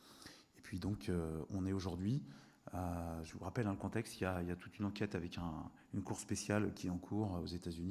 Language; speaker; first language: French; native; French